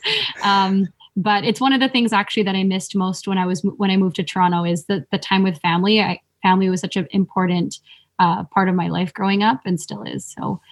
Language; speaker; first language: English; native; English